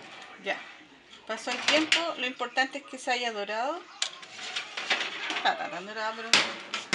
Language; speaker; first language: Spanish; native; Spanish